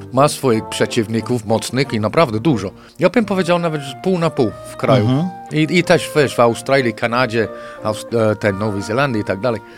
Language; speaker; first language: Polish; non-native, fluent; English